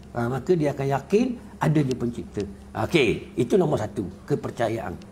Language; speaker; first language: Malay; native; Malay